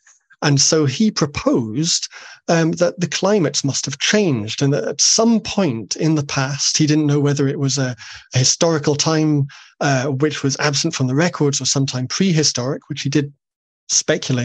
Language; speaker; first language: English; native; English